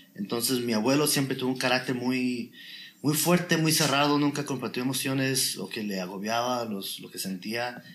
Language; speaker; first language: Spanish; native; Spanish